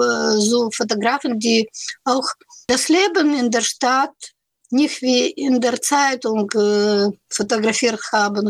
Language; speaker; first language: German; non-native, learner; Russian